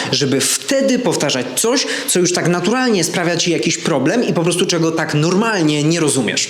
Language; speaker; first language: Polish; native; Polish